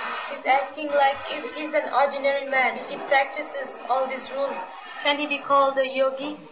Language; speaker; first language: English; non-native, fluent; Thai